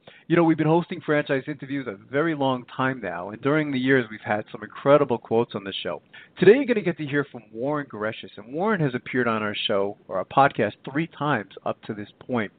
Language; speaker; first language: English; native; English